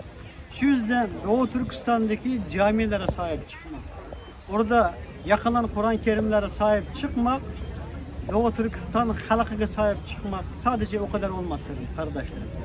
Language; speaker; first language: Turkish; non-native, fluent; Uyghur